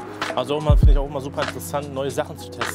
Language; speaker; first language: German; native; German